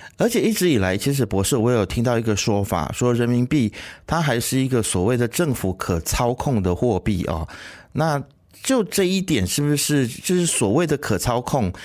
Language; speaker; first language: Chinese; native; Chinese